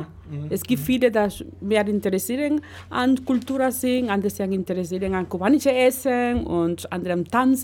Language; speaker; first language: German; non-native, learner; Spanish